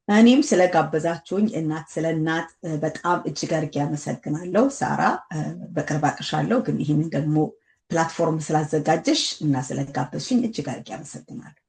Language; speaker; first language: Amharic; native; Amharic